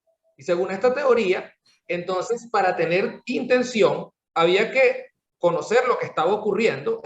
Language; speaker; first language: Spanish; native; Spanish